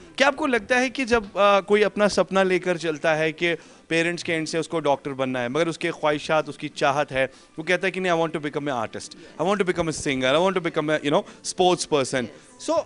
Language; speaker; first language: Hindi; non-native, local second language; Kashmiri